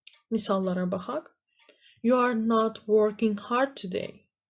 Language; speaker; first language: English; non-native, fluent; Azerbaijani